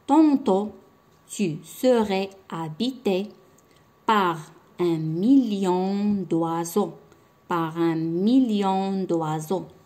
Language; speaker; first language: French; non-native, local second language; Arabic